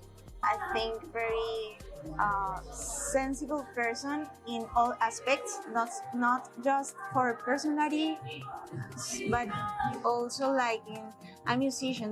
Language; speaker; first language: English; non-native, learner; Spanish